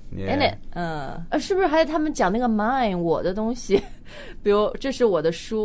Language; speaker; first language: Chinese; native; Chinese